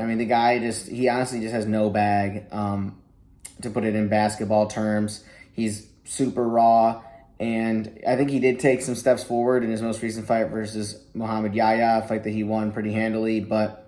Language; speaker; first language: English; native; English